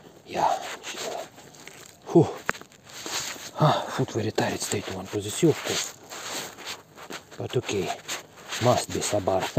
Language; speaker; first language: English; non-native, learner; Russian